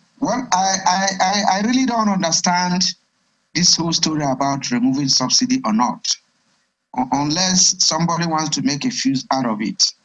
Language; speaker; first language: English; non-native, local second language; Igbo